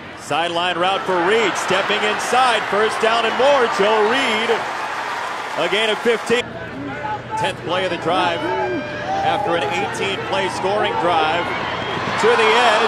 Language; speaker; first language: English; native; English